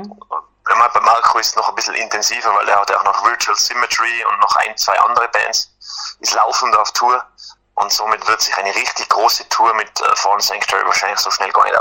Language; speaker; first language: German; native; German